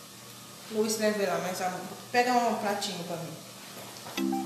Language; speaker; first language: Portuguese; non-native, learner; Haitian Creole